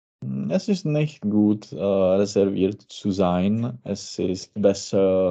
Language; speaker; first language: German; non-native, learner; Czech